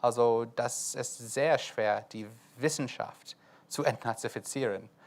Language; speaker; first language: German; non-native, fluent; English